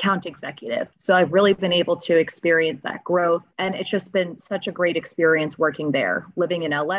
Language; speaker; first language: English; native; English